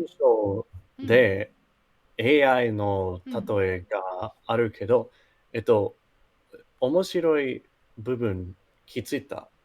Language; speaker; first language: Japanese; non-native, learner; English